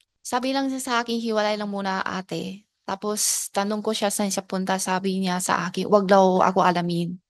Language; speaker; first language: Filipino; non-native, learner; Chinese